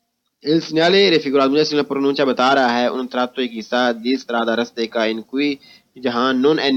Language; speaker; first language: Italian; non-native, fluent; Urdu